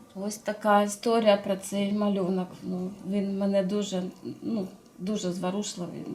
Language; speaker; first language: Ukrainian; non-native, local second language; Russian